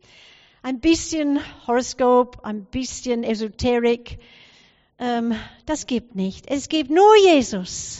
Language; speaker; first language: German; non-native, fluent; English